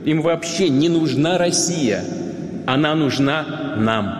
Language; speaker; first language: Russian; non-native, fluent; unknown